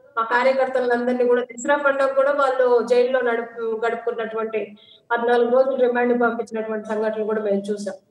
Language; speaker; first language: Telugu; native; Telugu